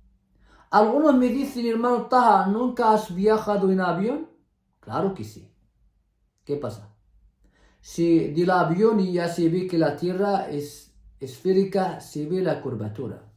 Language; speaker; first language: Spanish; non-native, fluent; Arabic